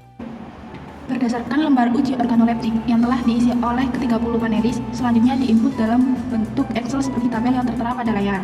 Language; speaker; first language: Indonesian; native; Indonesian